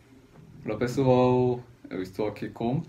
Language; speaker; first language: Portuguese; non-native, fluent; Korean